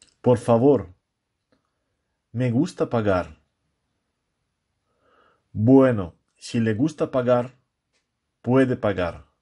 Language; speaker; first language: Spanish; non-native, fluent; Russian